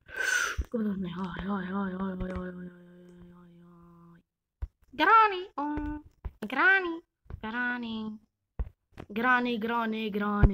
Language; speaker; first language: Arabic; native; Arabic